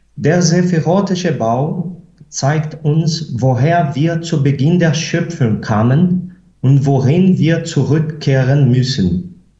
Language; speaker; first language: German; non-native, fluent; Portuguese